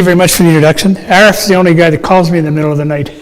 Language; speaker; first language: English; native; English